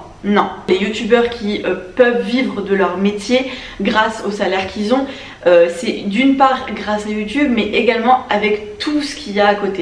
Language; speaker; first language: French; native; French